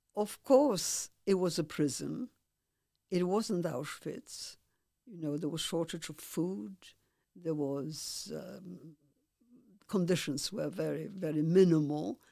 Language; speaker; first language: English; non-native, fluent; Polish